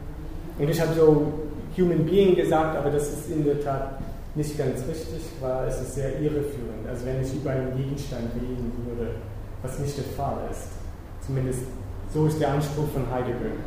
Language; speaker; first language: German; non-native, fluent; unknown